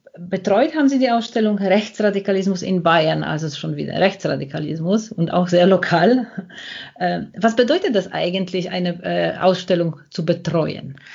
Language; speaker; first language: German; non-native, fluent; Polish